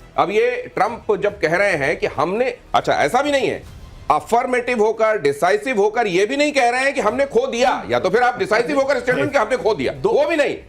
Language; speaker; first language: Hindi; native; Hindi